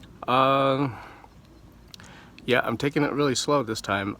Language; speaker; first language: English; native; English